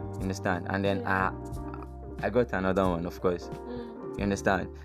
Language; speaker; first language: English; non-native, local second language; Igbo